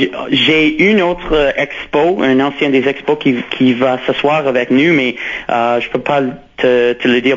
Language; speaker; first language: French; non-native, local second language; English